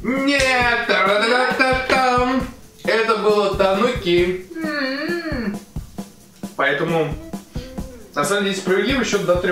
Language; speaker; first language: Russian; native; Russian